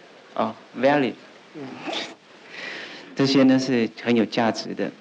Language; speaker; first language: Chinese; native; Chinese